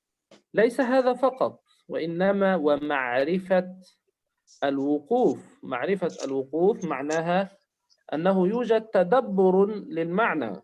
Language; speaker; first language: Arabic; native; Arabic